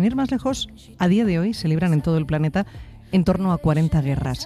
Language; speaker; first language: Spanish; native; Spanish